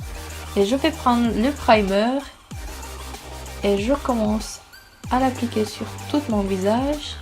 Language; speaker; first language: French; non-native, fluent; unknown